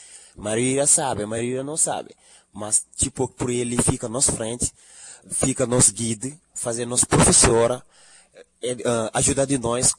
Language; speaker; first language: Portuguese; non-native, learner; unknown